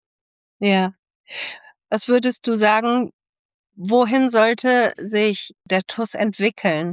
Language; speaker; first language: German; native; German